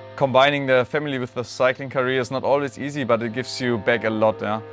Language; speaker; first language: English; non-native, fluent; German